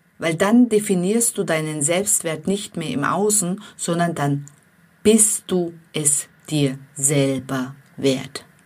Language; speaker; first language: German; non-native, fluent; Turkish